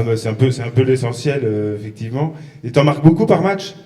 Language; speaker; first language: French; native; French